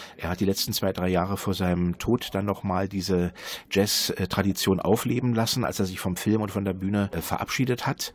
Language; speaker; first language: German; native; German